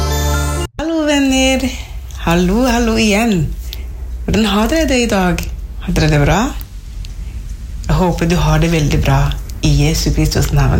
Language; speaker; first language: Norwegian; non-native, fluent; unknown